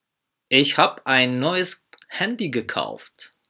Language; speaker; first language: German; non-native, fluent; Polish